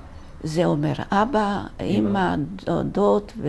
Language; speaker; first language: Hebrew; non-native, fluent; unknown